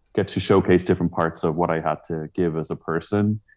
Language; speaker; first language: English; native; English